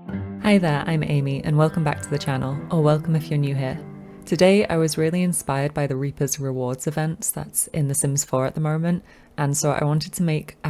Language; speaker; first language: English; native; English